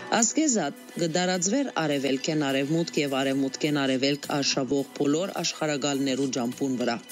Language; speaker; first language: Armenian; early bilingual, heritage; Armenian